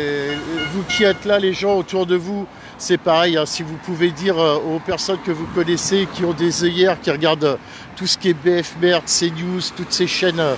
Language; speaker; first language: French; native; French